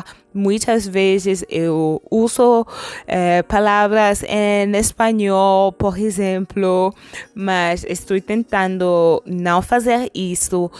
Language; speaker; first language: Portuguese; non-native, learner; French